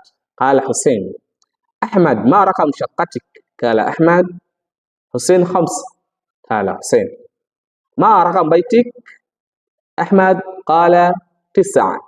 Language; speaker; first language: Arabic; non-native, fluent; Swahili